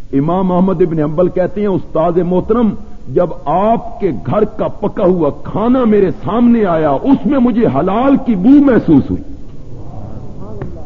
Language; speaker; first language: Urdu; non-native, local second language; Punjabi